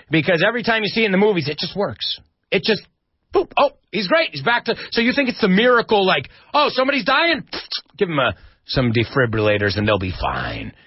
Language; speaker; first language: English; native; English